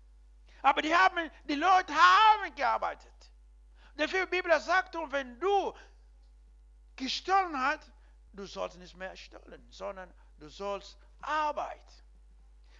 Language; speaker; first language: German; non-native, learner; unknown